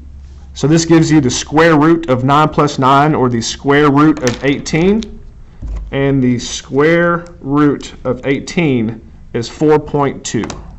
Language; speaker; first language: English; native; English